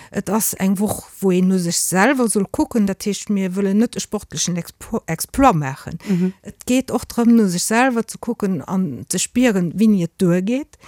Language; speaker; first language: Luxembourgish; native; Luxembourgish